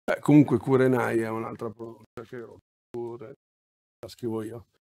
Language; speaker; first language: Italian; native; Italian